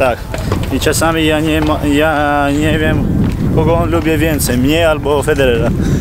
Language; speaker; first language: Polish; non-native, learner; Georgian